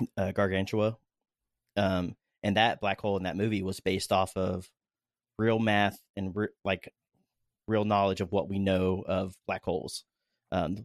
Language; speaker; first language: English; native; English